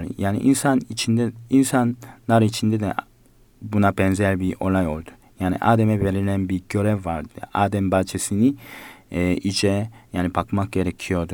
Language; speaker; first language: Turkish; non-native, fluent; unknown